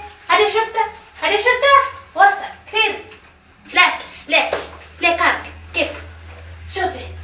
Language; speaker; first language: Arabic; native; Arabic